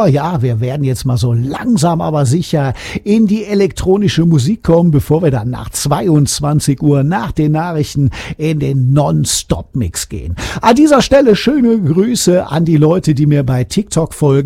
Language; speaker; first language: German; native; German